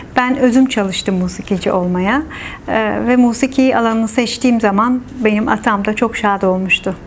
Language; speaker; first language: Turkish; native; Turkish